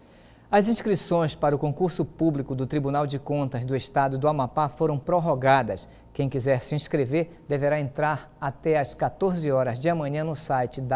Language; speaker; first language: Portuguese; native; Portuguese